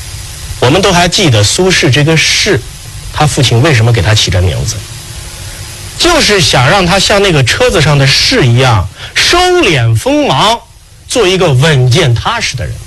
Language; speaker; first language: Chinese; native; Chinese